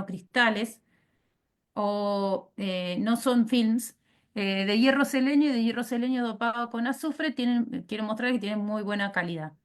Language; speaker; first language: Spanish; native; Spanish